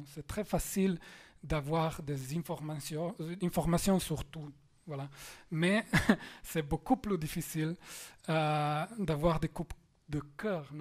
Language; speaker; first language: French; non-native, fluent; Slovenian